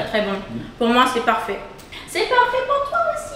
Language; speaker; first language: French; early bilingual, heritage; English